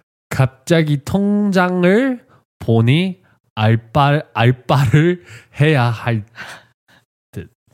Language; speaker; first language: Korean; non-native, learner; English